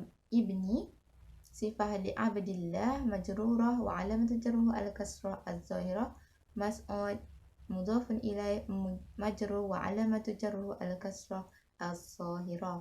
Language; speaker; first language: Arabic; non-native, learner; Malay